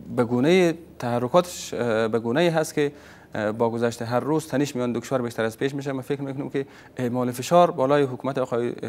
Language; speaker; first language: Persian; native; Persian